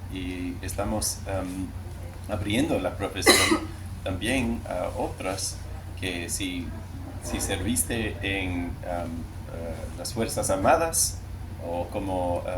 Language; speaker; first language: Spanish; non-native, learner; English